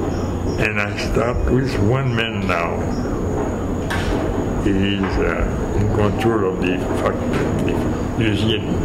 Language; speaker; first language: English; non-native, fluent; Haitian Creole